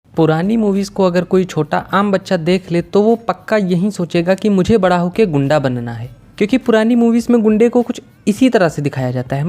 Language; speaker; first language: Hindi; native; Hindi